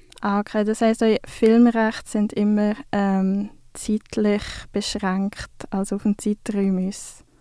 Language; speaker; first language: German; native; German